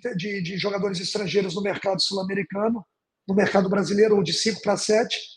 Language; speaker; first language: Portuguese; native; Portuguese